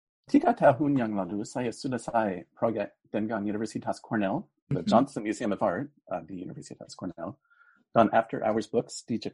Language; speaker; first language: Indonesian; non-native, fluent; English